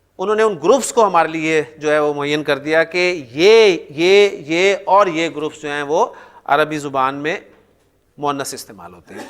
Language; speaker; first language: Urdu; native; Urdu